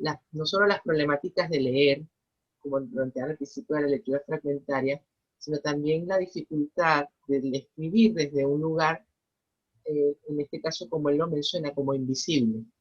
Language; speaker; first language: Spanish; native; Spanish